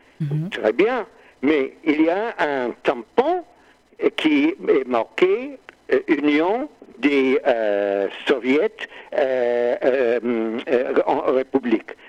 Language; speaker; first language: French; non-native, learner; English